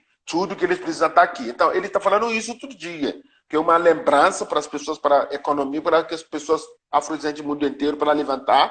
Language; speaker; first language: Portuguese; non-native, learner; Yoruba